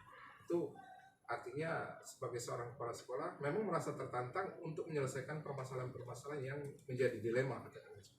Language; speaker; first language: Indonesian; native; Indonesian